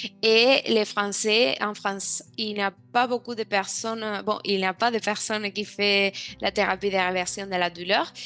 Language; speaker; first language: French; non-native, fluent; Spanish